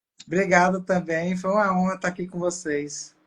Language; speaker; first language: Portuguese; native; Portuguese